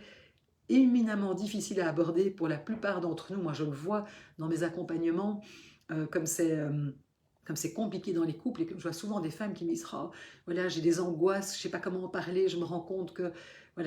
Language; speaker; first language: French; native; French